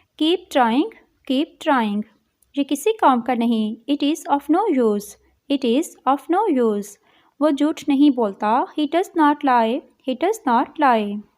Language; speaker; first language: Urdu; native; Urdu